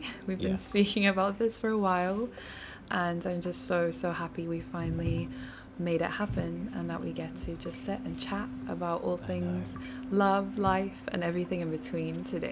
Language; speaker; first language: English; native; English